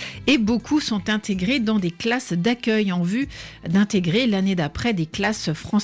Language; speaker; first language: French; native; French